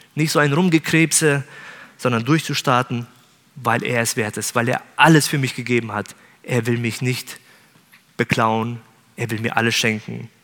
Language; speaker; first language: German; native; German